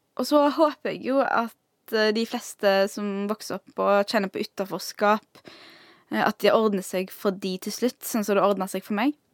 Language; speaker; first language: Norwegian; early bilingual, other home language; Arabic